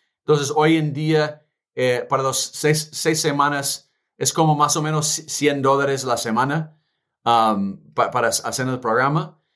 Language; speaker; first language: Spanish; non-native, fluent; English